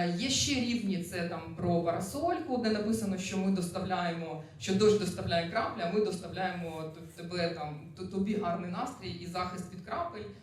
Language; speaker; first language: Ukrainian; non-native, local second language; Russian